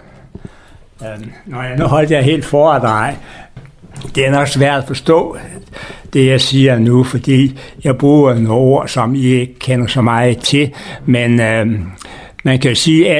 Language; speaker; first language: Danish; native; Danish